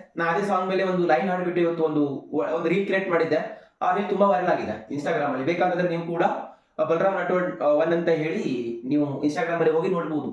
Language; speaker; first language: Kannada; non-native, local second language; Lambadi